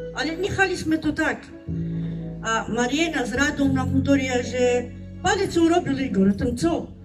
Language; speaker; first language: Slovak; native; Slovak